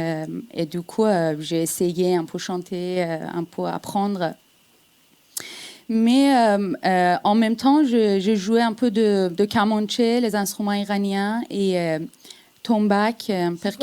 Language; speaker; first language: French; non-native, fluent; Persian